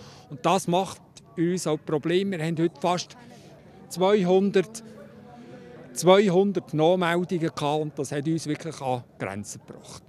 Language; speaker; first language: German; native; German